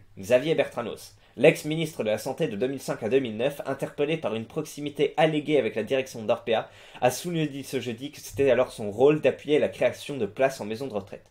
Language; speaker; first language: French; native; French